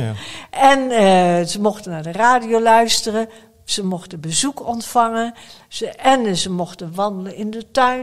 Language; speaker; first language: Dutch; native; Dutch